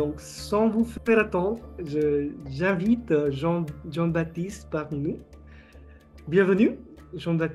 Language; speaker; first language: French; non-native, fluent; Marathi